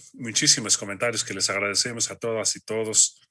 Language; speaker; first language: Spanish; native; Spanish